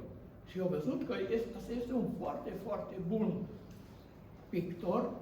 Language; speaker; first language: Romanian; non-native, local second language; Hungarian